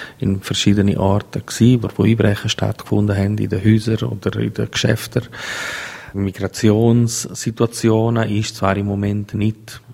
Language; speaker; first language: German; non-native, local second language; Italian